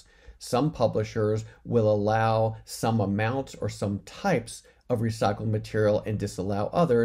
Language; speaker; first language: English; native; English